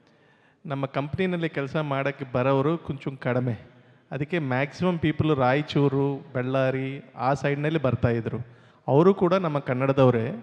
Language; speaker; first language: Kannada; non-native, local second language; Telugu